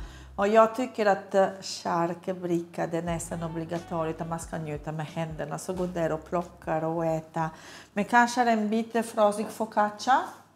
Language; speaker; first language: Swedish; non-native, fluent; Italian